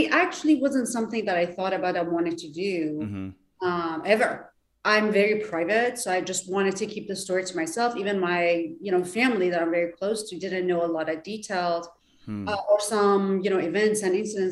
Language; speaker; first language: English; non-native, fluent; Persian